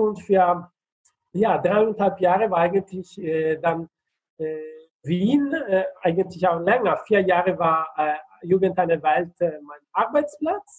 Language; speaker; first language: German; non-native, fluent; Italian